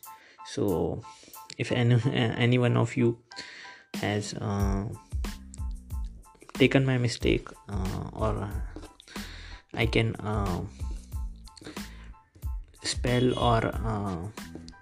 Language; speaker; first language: English; non-native, local second language; Hindi